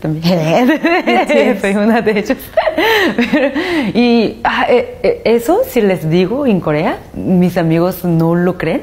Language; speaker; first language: Spanish; non-native, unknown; Korean